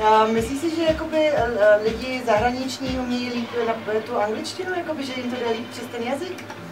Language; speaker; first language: Czech; native; Czech